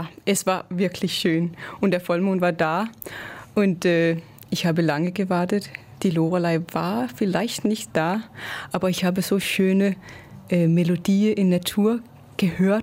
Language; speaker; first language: German; non-native, fluent; Danish